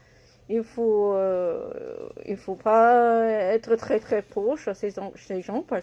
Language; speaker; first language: French; non-native, learner; English